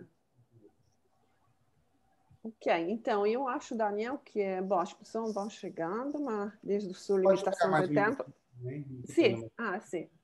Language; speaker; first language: Portuguese; non-native, fluent; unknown